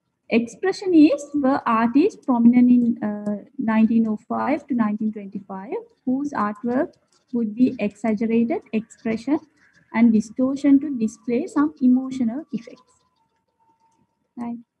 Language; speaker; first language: English; non-native, local second language; Sinhala